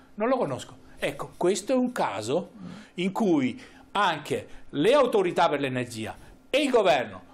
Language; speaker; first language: Italian; native; Italian